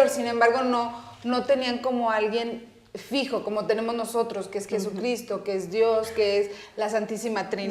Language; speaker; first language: Spanish; native; Spanish